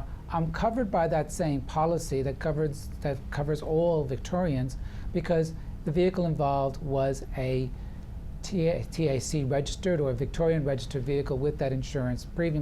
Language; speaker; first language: English; native; English